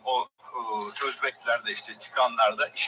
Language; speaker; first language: Turkish; native; Turkish